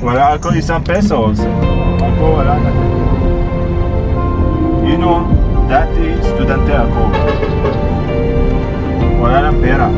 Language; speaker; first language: Filipino; non-native, learner; Arabic